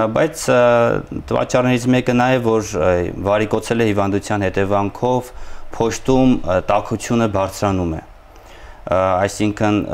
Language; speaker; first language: Armenian; native; Armenian